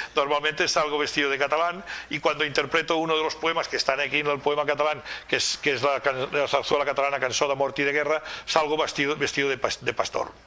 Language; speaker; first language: Spanish; non-native, local second language; Catalan